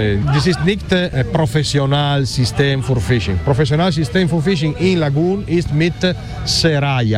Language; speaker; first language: German; non-native, learner; Italian